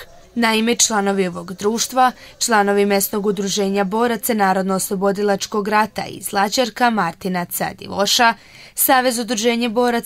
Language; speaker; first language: Serbian; native; Serbian